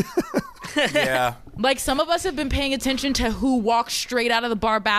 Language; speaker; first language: English; native; English